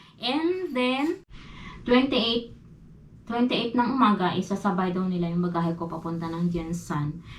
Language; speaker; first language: Filipino; non-native, local second language; Cebuano